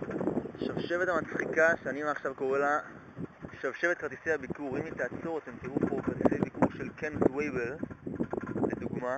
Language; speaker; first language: Hebrew; native; Hebrew